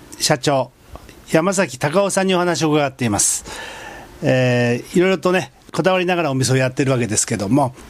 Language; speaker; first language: Japanese; native; Japanese